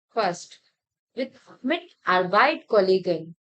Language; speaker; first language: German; non-native, fluent; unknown